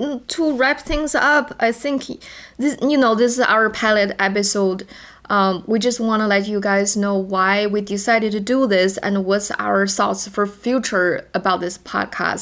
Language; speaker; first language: English; non-native, fluent; Chinese